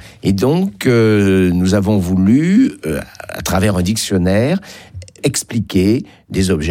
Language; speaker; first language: French; native; French